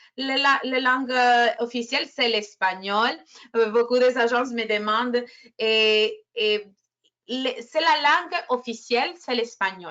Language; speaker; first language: French; non-native, fluent; Spanish